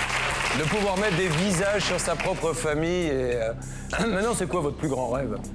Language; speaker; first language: French; native; French